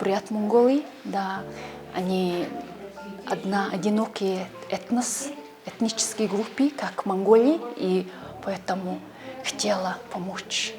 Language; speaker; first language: Russian; non-native, learner; Mongolian